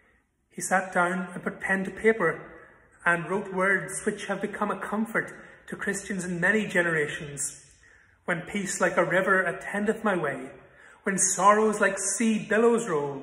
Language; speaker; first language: English; native; English